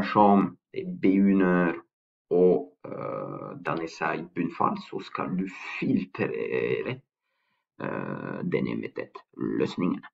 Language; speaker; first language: Norwegian; non-native, fluent; French